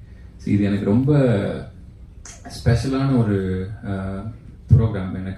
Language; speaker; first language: Tamil; native; Tamil